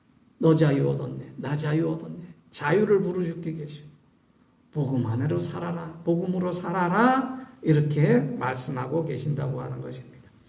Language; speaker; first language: Korean; native; Korean